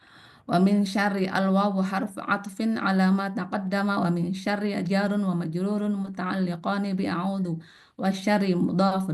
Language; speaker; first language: Arabic; non-native, learner; Indonesian